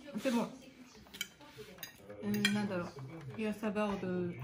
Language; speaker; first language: French; non-native, learner; Japanese